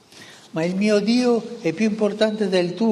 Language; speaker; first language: Italian; early bilingual, heritage; Spanish